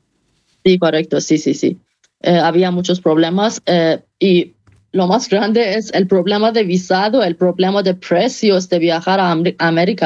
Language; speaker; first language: Spanish; non-native, fluent; Persian